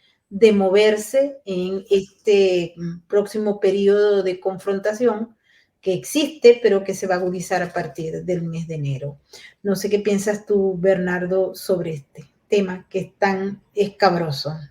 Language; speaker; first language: Spanish; native; Spanish